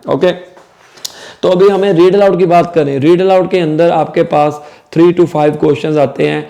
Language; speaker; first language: Hindi; non-native, local second language; Punjabi